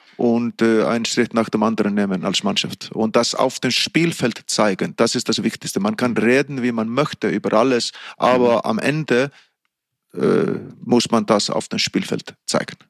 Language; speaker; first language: German; non-native, fluent; Icelandic